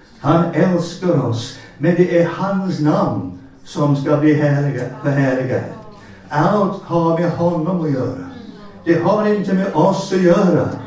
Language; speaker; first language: Swedish; non-native, fluent; English